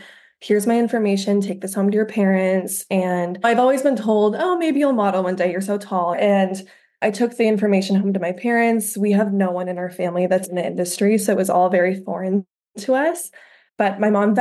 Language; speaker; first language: English; native; English